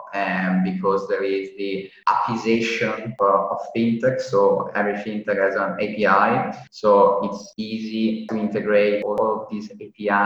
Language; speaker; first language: English; non-native, fluent; Italian